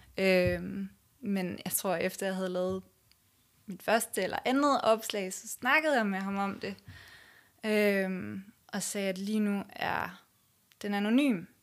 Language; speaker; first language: Danish; native; Danish